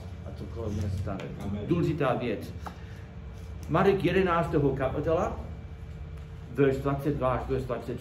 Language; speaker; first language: Czech; non-native, learner; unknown